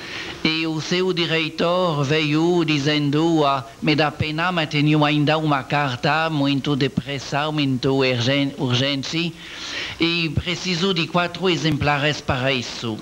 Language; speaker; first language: Portuguese; non-native, learner; French